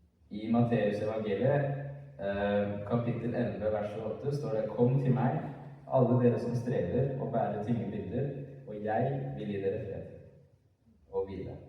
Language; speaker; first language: Norwegian; early bilingual, other home language; Amharic